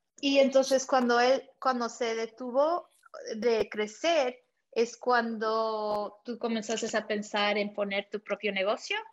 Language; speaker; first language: Spanish; early bilingual, heritage; English